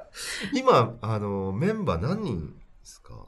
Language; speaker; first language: Japanese; native; Japanese